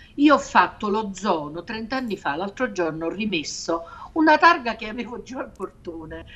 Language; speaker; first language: Italian; native; Italian